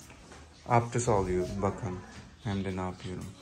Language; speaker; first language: Turkish; non-native, learner; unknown